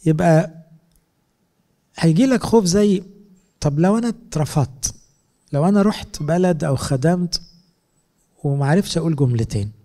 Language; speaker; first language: Arabic; native; Arabic